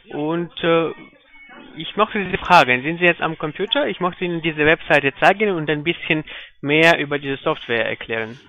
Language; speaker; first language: German; non-native, fluent; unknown